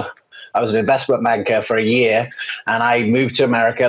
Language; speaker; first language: English; native; English